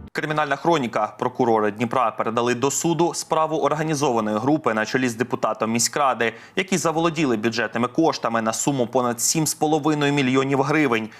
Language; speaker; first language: Ukrainian; native; Ukrainian